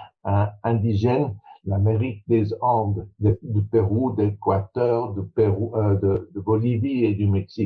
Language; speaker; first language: French; non-native, fluent; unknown